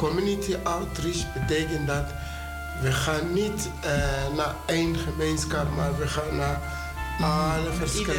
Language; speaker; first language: Dutch; non-native, fluent; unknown